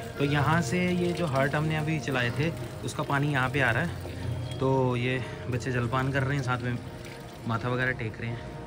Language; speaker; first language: Hindi; non-native, local second language; Punjabi